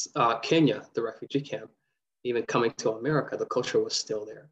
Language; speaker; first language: English; early bilingual, other home language; Somali